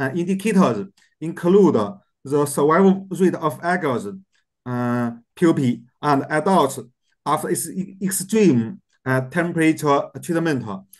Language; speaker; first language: English; non-native, learner; Chinese